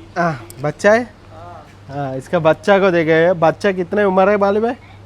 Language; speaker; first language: Hindi; non-native, learner; Malayalam